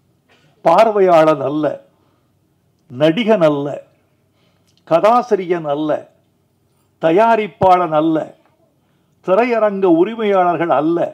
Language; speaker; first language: Tamil; native; Tamil